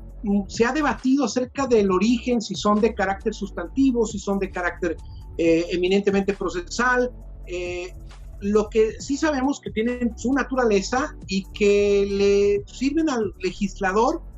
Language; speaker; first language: Spanish; native; Spanish